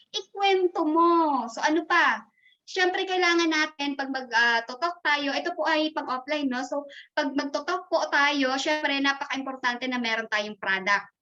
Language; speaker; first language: Filipino; non-native, local second language; Masbatenyo